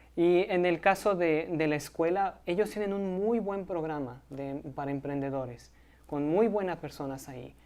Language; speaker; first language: Spanish; native; Spanish